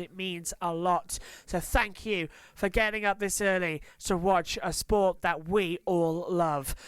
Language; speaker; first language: English; native; English